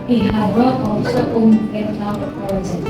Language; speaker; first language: German; non-native, learner; Indonesian